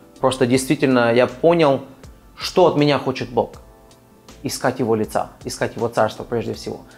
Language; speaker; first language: Russian; early bilingual, other home language; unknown